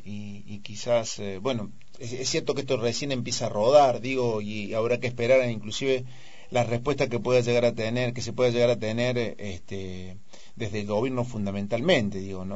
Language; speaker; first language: Spanish; native; Spanish